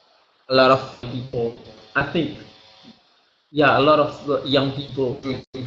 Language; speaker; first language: English; non-native, learner; Indonesian